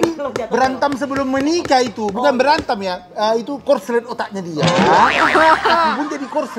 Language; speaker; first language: Indonesian; native; Indonesian